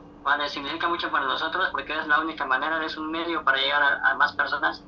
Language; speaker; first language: Spanish; native; Spanish